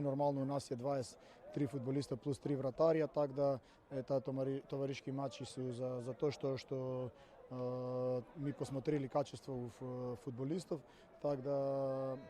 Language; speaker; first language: Russian; non-native, learner; Serbian